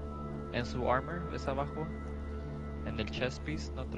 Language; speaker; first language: Spanish; early bilingual, other home language; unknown